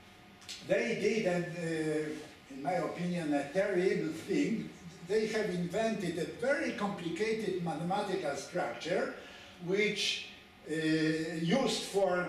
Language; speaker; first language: English; non-native, fluent; Polish